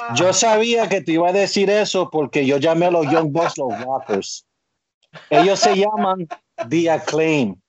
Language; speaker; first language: Spanish; native; Spanish